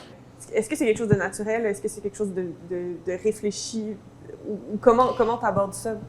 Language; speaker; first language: French; native; French